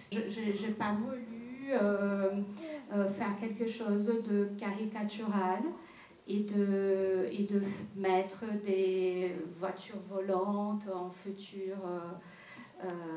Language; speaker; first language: French; non-native, fluent; Portuguese